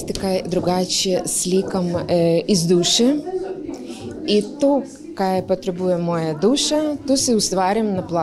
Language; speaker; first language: Slovenian; non-native, learner; Ukrainian